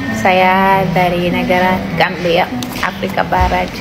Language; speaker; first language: Indonesian; non-native, learner; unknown